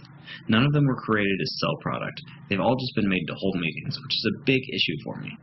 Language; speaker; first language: English; native; English